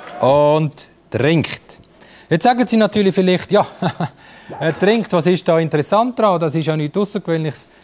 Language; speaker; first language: German; native; German